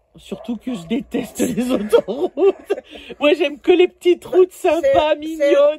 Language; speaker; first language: French; native; French